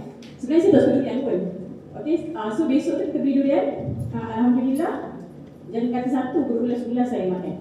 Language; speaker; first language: Malay; native; Malay